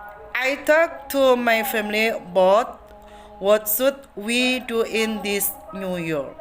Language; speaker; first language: English; non-native, learner; Indonesian